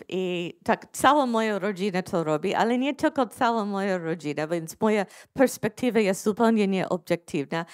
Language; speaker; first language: Polish; non-native, fluent; English